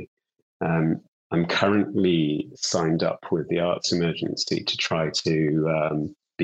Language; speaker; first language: English; native; English